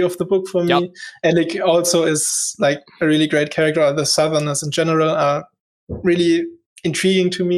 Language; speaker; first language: English; non-native, fluent; German